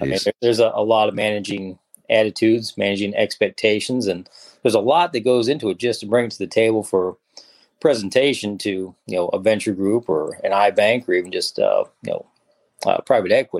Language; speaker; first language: English; native; English